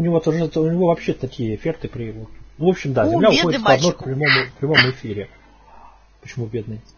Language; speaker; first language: Russian; native; Russian